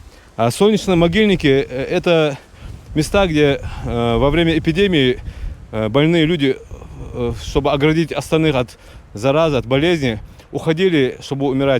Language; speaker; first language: Russian; native; Russian